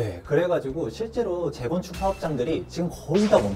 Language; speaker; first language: Korean; native; Korean